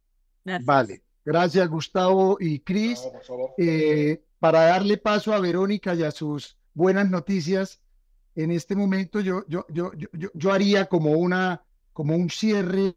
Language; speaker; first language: Spanish; native; Spanish